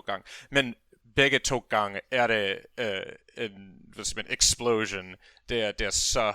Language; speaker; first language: Danish; non-native, learner; English